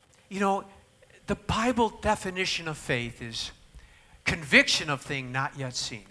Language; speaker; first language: English; native; English